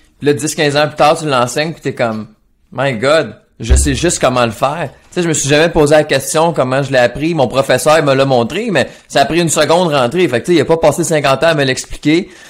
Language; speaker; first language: French; native; French